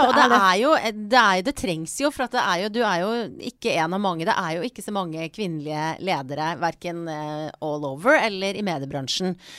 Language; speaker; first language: Norwegian; native; Norwegian